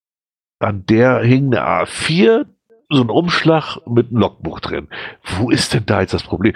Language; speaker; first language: German; native; German